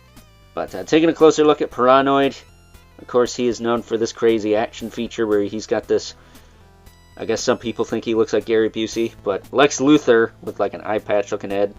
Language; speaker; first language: English; native; English